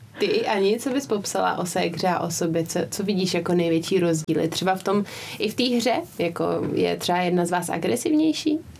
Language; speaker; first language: Czech; native; Czech